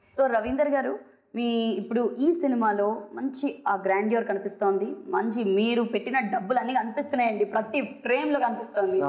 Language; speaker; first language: Telugu; native; Telugu